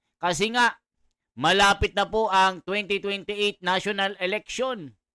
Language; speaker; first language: Filipino; native; Filipino